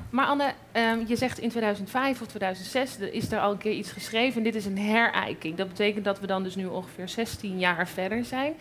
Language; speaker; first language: Dutch; native; Dutch